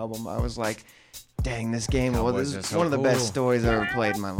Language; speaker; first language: English; native; English